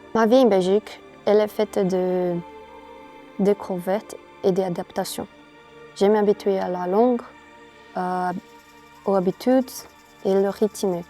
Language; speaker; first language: French; non-native, learner; Portuguese